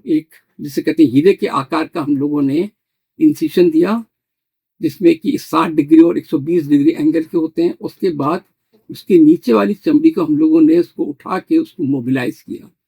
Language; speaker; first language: Hindi; native; Hindi